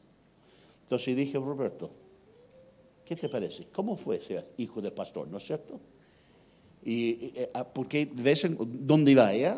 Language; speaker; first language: Spanish; non-native, fluent; English